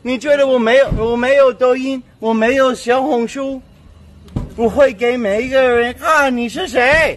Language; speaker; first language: Chinese; non-native, learner; English